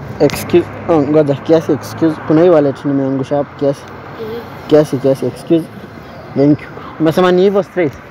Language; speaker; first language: Swahili; native; Swahili